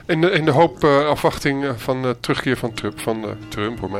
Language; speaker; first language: Dutch; native; Dutch